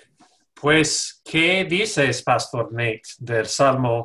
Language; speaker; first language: Spanish; non-native, learner; English